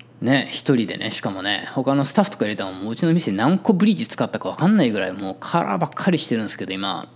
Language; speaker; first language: Japanese; native; Japanese